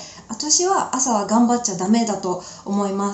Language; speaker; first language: Japanese; native; Japanese